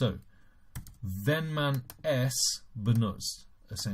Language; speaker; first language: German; non-native, fluent; English